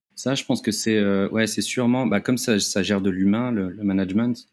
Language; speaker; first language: French; native; French